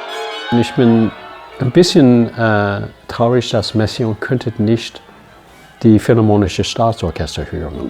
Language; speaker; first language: German; non-native, learner; English